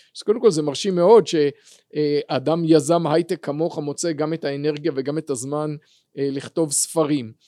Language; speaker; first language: Hebrew; native; Hebrew